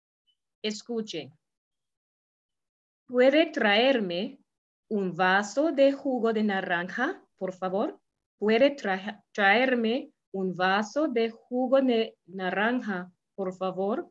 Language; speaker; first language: Spanish; non-native, fluent; English